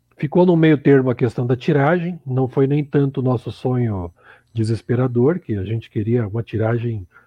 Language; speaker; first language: Portuguese; native; Portuguese